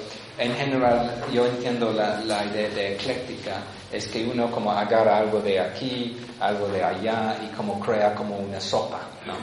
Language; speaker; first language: Spanish; non-native, fluent; English